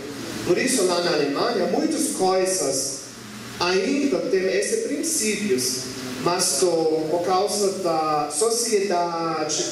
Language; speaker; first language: Portuguese; non-native, learner; German